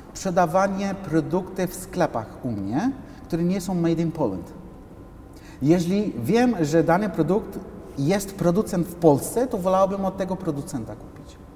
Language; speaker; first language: Polish; non-native, fluent; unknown